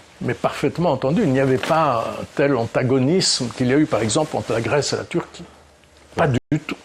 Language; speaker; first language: French; early bilingual, other home language; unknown